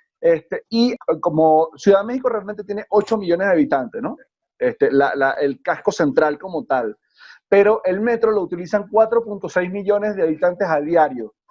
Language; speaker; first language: Spanish; native; Spanish